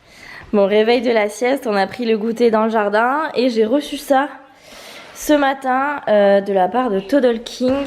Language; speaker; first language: French; native; French